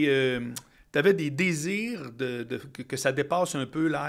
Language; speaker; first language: French; native; French